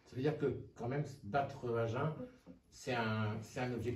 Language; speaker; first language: French; native; French